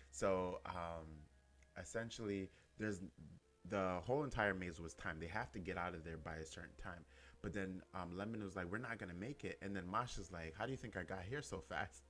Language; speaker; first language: English; native; English